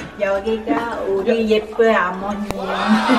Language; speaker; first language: Korean; non-native, learner; Vietnamese